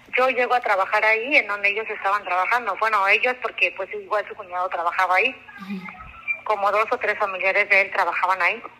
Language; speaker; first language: Spanish; non-native, local second language; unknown